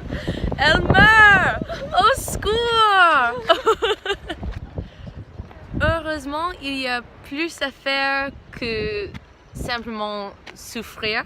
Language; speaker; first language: French; non-native, fluent; English